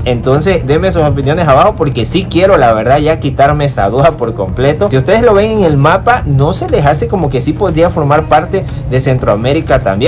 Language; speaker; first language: Spanish; native; Spanish